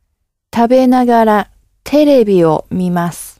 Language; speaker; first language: Japanese; non-native, learner; English